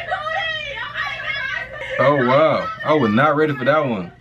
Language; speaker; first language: English; native; English